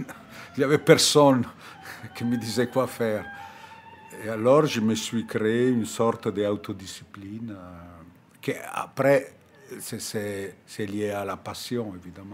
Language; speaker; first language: French; non-native, fluent; Italian